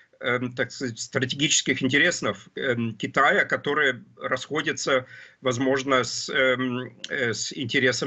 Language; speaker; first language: Russian; non-native, fluent; German